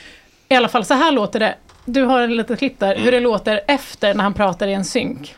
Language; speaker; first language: Swedish; native; Swedish